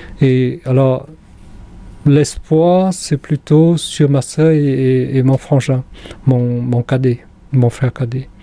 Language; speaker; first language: French; non-native, fluent; Khmer